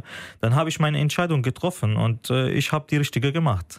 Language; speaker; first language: German; non-native, fluent; Arabic